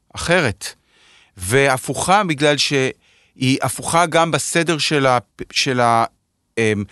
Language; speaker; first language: Hebrew; native; Hebrew